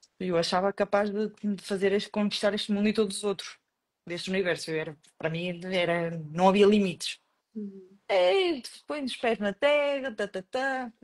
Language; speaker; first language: Portuguese; non-native, fluent; Spanish